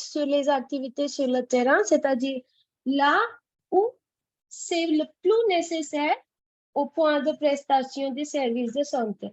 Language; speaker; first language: French; non-native, fluent; Hindi